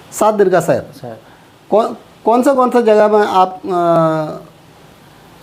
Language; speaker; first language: Hindi; non-native, local second language; Malayalam